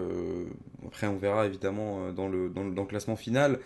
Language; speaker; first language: French; native; French